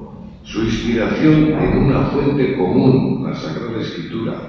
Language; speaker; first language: Spanish; native; Spanish